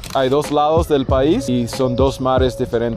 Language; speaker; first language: Spanish; non-native, fluent; English